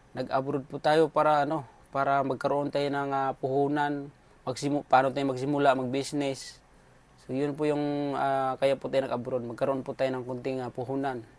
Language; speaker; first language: Filipino; non-native, local second language; Cebuano